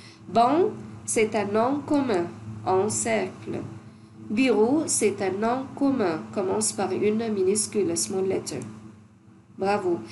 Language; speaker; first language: French; non-native, fluent; Arabic